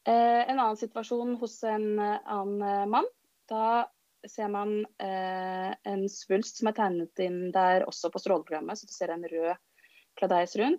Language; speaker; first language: Norwegian; native; Norwegian